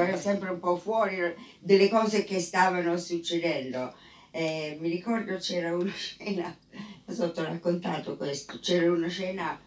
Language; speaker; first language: Italian; non-native, fluent; English